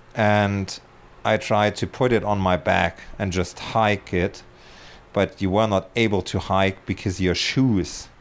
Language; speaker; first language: English; non-native, fluent; German